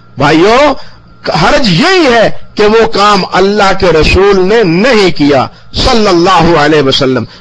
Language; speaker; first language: Urdu; non-native, local second language; Punjabi